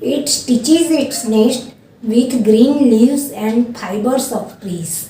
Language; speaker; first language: English; non-native, local second language; Gujarati